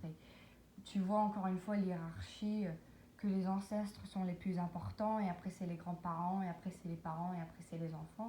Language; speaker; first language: French; non-native, learner; English